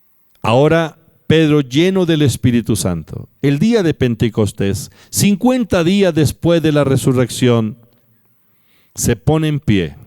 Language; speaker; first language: Spanish; native; Spanish